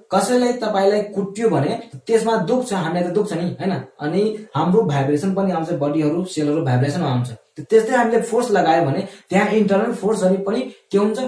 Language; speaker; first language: Nepali; non-native, local second language; Maithili